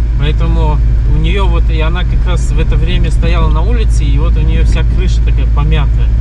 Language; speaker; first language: Russian; early bilingual, heritage; Russian